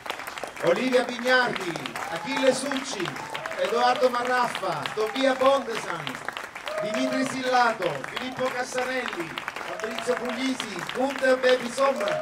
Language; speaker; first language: Italian; native; Italian